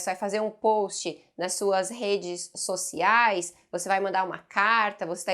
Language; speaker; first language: Portuguese; native; Portuguese